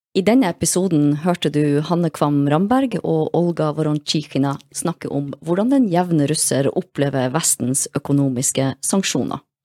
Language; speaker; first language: Norwegian; native; Norwegian